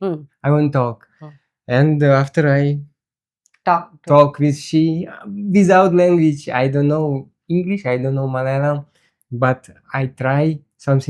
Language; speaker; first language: English; non-native, learner; Russian